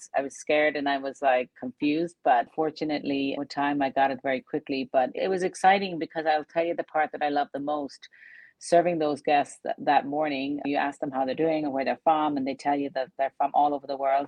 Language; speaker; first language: English; native; English